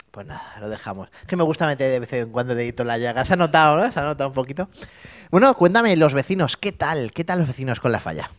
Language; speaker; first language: Spanish; native; Spanish